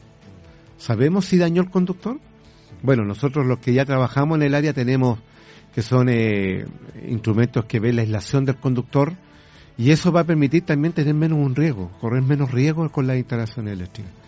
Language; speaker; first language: Spanish; native; Spanish